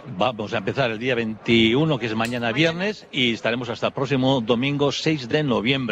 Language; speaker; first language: Spanish; native; Spanish